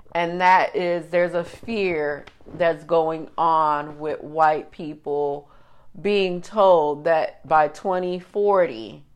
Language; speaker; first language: English; native; English